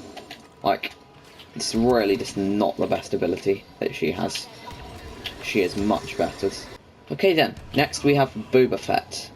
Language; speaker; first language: English; native; English